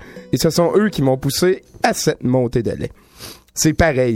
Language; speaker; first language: French; native; French